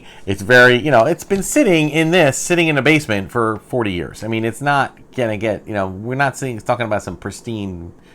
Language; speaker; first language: English; native; English